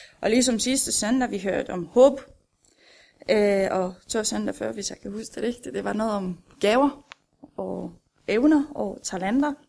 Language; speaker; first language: Danish; non-native, fluent; Romanian